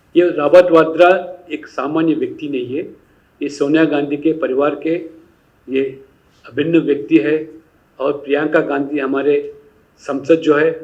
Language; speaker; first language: Hindi; non-native, local second language; Telugu